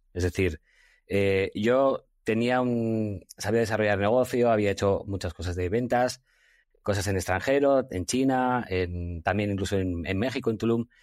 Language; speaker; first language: Spanish; native; Spanish